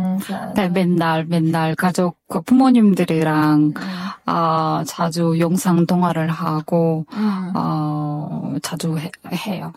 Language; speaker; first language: Korean; non-native, fluent; Kyrgyz